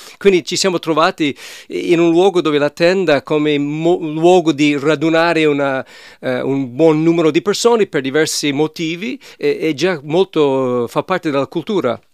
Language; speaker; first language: Italian; non-native, fluent; English